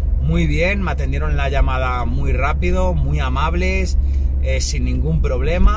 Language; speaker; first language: Spanish; native; Spanish